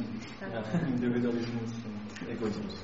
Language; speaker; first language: German; non-native, learner; Czech